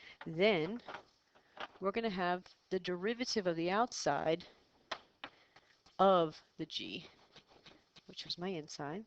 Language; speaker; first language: English; native; English